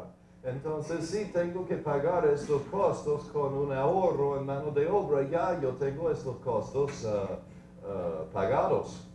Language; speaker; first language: Spanish; non-native, fluent; English